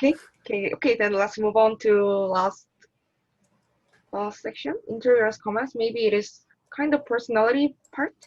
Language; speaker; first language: English; non-native, learner; Korean